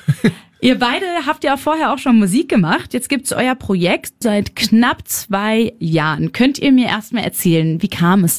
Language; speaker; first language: German; native; German